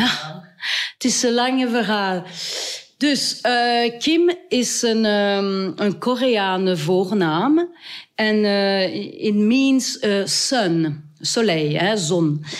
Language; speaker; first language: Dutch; non-native, local second language; French